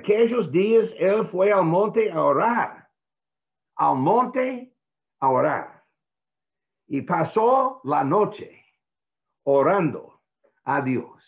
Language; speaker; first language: Spanish; non-native, fluent; English